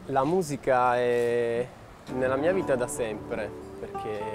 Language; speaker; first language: Italian; native; Italian